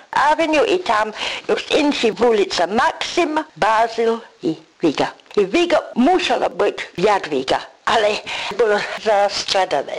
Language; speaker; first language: Polish; non-native, learner; English